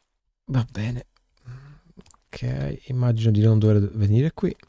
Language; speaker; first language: Italian; native; Italian